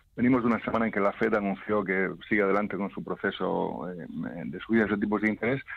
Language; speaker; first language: Spanish; non-native, fluent; Arabic